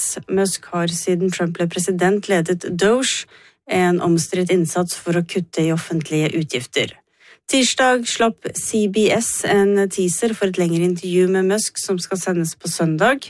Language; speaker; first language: Norwegian; native; Norwegian